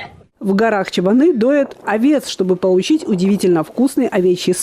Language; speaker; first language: Russian; native; Russian